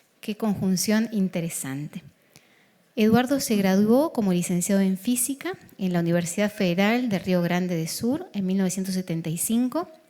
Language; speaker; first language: Spanish; native; Spanish